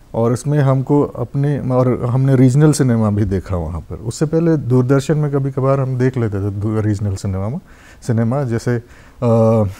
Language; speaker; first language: Hindi; non-native, local second language; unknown